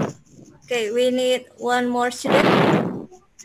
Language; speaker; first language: English; non-native, fluent; Indonesian